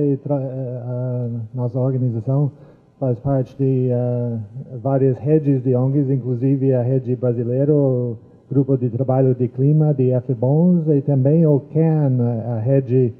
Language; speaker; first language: Portuguese; non-native, fluent; English